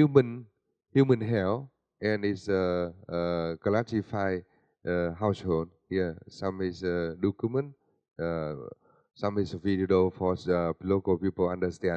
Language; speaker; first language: English; non-native, learner; Vietnamese